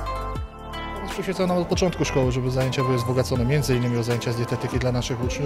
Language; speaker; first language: Polish; native; Polish